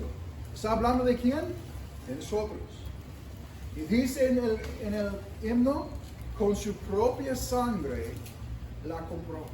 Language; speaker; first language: Spanish; non-native, fluent; English